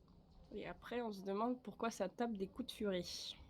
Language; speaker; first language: French; native; French